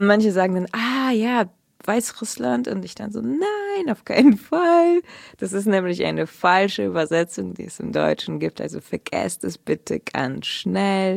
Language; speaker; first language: German; early bilingual, other home language; Russian